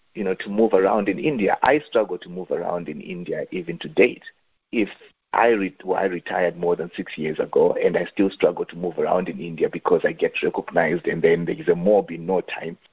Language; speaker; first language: English; non-native, local second language; Shona